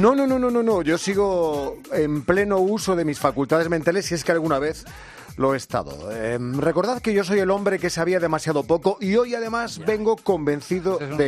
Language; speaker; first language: Spanish; native; Spanish